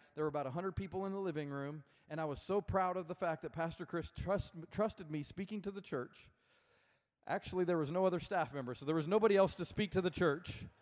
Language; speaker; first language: English; native; English